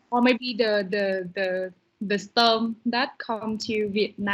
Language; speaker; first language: English; non-native, learner; Vietnamese